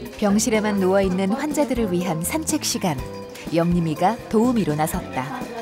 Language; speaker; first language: Korean; native; Korean